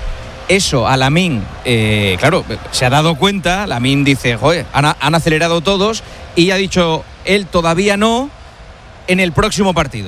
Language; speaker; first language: Spanish; native; Spanish